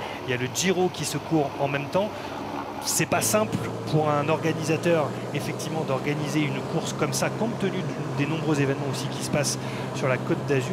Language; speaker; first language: French; native; French